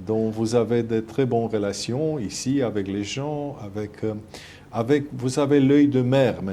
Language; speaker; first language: French; non-native, fluent; Romanian